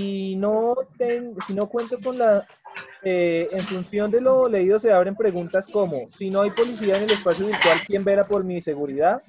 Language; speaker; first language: Spanish; native; Spanish